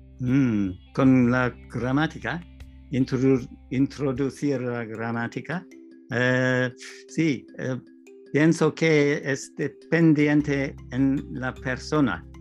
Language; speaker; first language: Spanish; non-native, learner; English